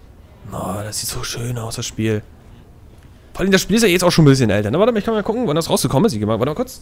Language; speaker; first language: German; native; German